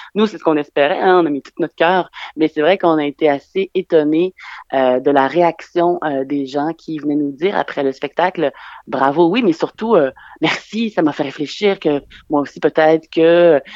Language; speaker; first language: French; native; French